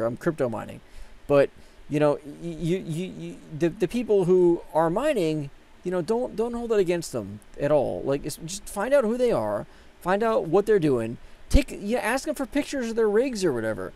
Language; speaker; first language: English; native; English